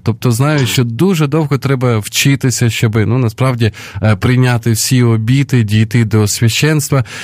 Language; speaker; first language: Ukrainian; native; Ukrainian